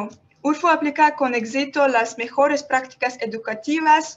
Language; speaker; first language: Spanish; non-native, learner; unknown